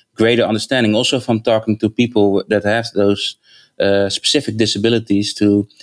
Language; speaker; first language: English; non-native, fluent; Dutch